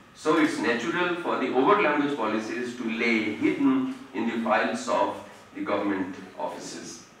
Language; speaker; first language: English; non-native, local second language; Odia